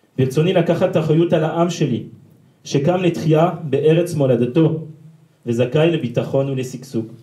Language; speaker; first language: Hebrew; non-native, fluent; French